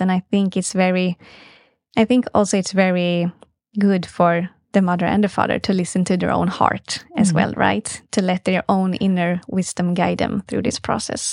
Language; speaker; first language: English; non-native, fluent; Swedish